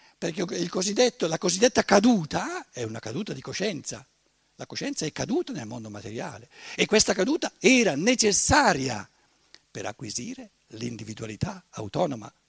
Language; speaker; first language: Italian; native; Italian